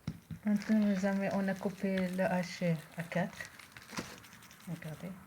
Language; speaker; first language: French; non-native, local second language; Arabic